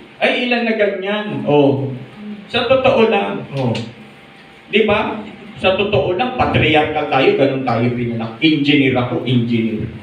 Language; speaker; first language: Filipino; non-native, local second language; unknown